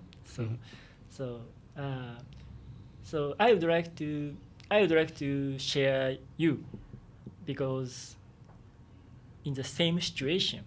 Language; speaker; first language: English; non-native, learner; Japanese